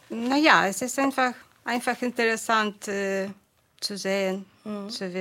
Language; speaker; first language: German; non-native, fluent; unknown